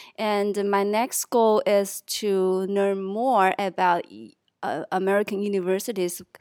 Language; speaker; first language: English; non-native, fluent; Chinese